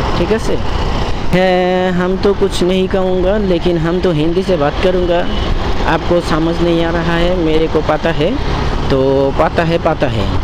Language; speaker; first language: Hindi; non-native, learner; Bangla